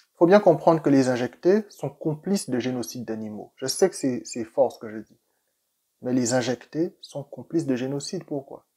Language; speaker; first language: French; native; French